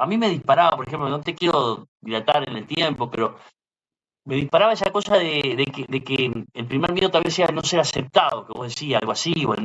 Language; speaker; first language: Spanish; native; Spanish